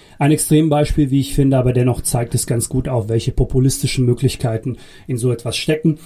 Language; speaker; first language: German; early bilingual, other home language; Bosnian